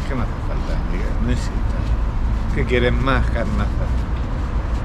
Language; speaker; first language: Spanish; native; Spanish